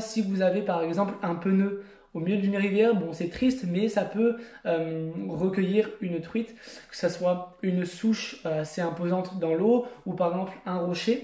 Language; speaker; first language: French; native; French